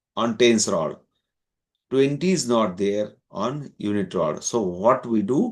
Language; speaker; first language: English; non-native, local second language; Marathi